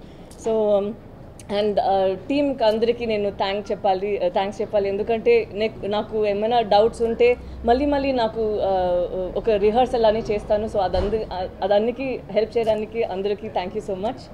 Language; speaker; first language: Telugu; non-native, learner; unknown